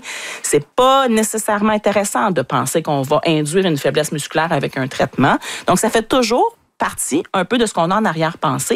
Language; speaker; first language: French; native; French